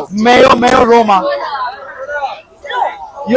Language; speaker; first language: Chinese; non-native, learner; Bangla